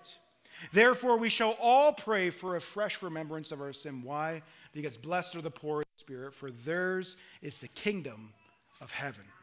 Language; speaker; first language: English; native; English